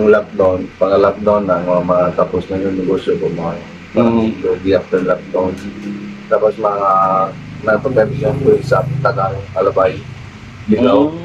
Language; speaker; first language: Filipino; non-native, learner; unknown